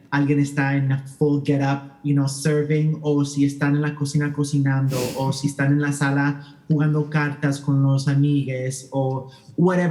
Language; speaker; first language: Spanish; early bilingual, heritage; Spanish